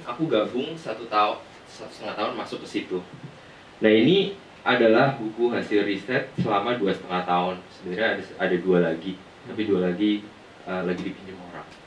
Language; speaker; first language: Indonesian; native; Indonesian